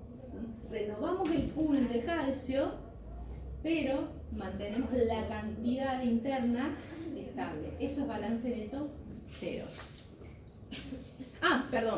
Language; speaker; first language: Spanish; native; Spanish